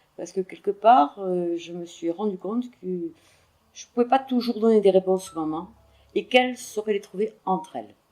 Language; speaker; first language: French; native; French